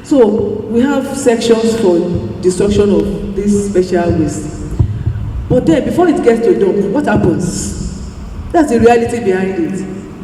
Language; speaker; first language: English; non-native, local second language; Yoruba